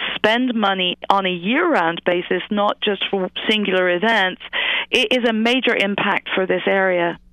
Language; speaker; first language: English; native; English